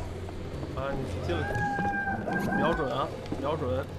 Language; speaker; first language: Chinese; native; Chinese